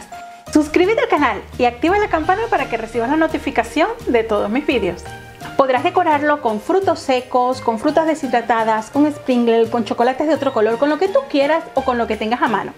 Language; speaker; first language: Spanish; native; Spanish